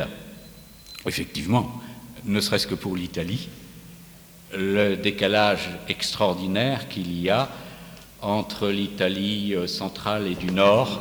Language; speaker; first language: French; native; French